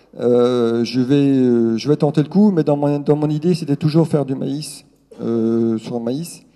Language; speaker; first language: French; non-native, local second language; Swiss German